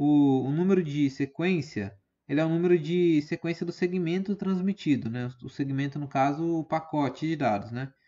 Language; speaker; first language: Portuguese; native; Portuguese